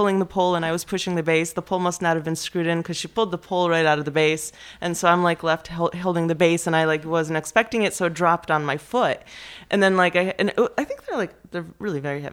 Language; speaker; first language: English; early bilingual, other home language; Polish